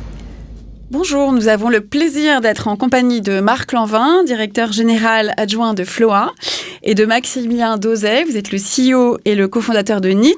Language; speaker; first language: French; native; French